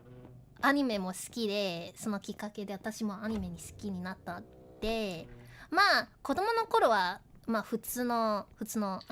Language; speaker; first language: Japanese; non-native, learner; English